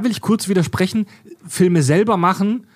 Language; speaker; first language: German; native; German